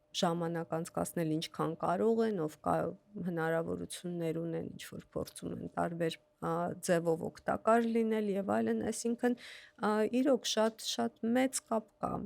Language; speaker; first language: Armenian; native; Armenian